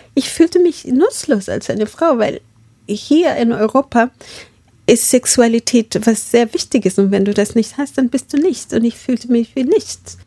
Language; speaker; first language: German; non-native, fluent; Masai